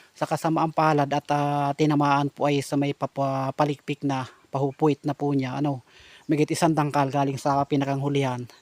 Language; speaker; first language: Filipino; non-native, local second language; Bikol